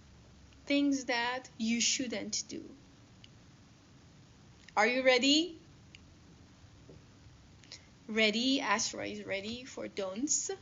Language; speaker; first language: English; non-native, fluent; Persian